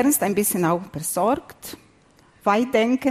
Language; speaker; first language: German; non-native, fluent; Serbian